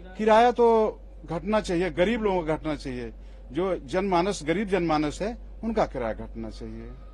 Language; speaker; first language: Hindi; native; Hindi